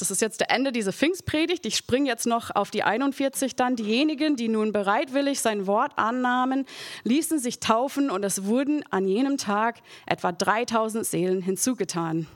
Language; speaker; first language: German; non-native, fluent; English